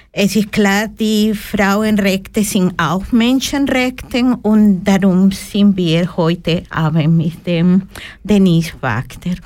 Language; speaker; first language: German; non-native, learner; Spanish